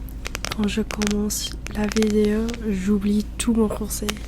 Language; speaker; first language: French; non-native, learner; English